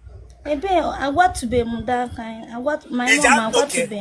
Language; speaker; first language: Igbo; native; Igbo